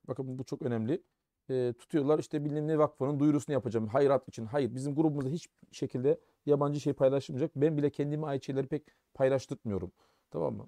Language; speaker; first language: Turkish; early bilingual, heritage; German